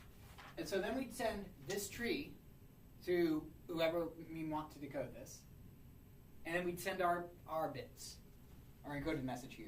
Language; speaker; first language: English; native; English